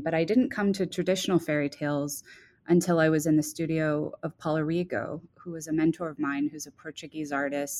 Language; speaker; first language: English; native; English